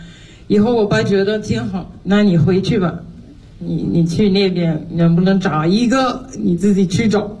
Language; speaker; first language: Chinese; non-native, fluent; French